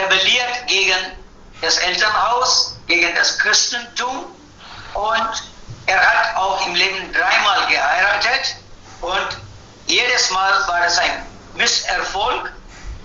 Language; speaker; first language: German; non-native, fluent; Tamil